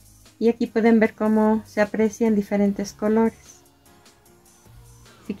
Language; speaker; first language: Spanish; native; Spanish